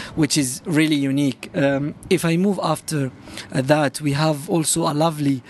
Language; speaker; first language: English; non-native, fluent; Arabic